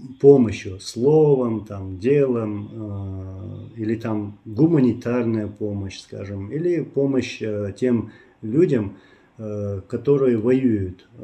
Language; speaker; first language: Russian; non-native, local second language; Chechen